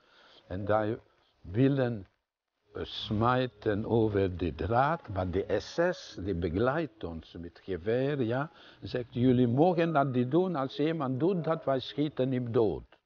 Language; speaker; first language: Dutch; non-native, fluent; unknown